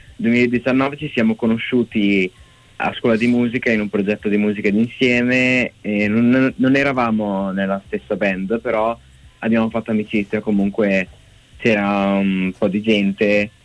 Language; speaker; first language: Italian; native; Italian